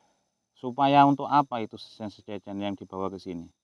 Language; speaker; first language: Indonesian; native; Indonesian